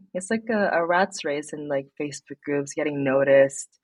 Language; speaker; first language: English; non-native, local second language; Filipino